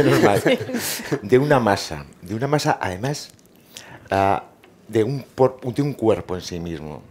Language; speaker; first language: Spanish; native; Spanish